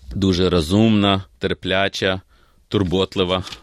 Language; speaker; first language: Ukrainian; native; Ukrainian